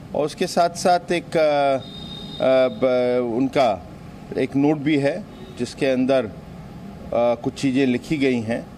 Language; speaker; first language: Hindi; native; Hindi